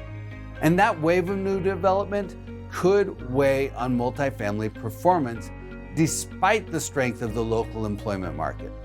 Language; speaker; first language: English; native; English